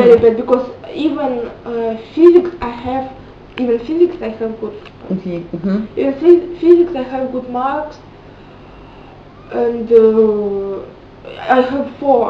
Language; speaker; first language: English; non-native, learner; Russian